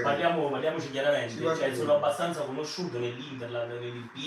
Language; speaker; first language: Italian; native; Italian